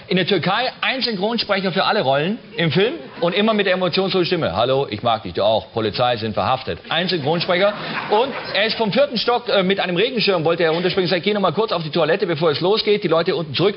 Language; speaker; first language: German; native; German